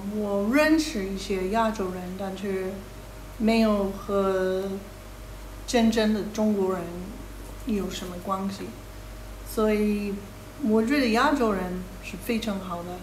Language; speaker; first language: Chinese; non-native, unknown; English